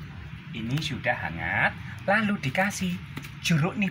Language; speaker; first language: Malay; non-native, local second language; Javanese